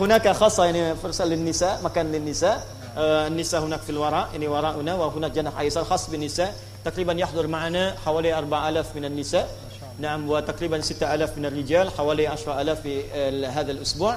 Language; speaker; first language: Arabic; non-native, fluent; Indonesian